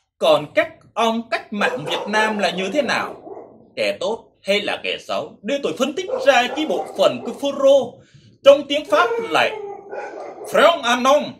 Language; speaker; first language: Vietnamese; non-native, local second language; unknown